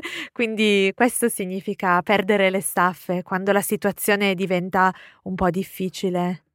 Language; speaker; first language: Italian; native; Italian